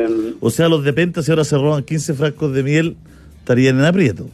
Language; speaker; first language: Spanish; native; Spanish